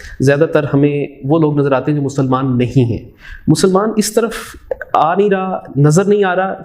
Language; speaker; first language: Urdu; native; Urdu